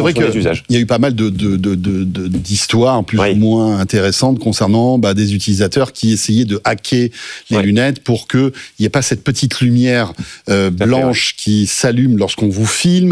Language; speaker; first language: French; native; French